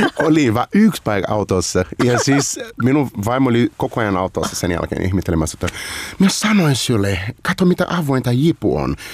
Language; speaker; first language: Finnish; non-native, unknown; Portuguese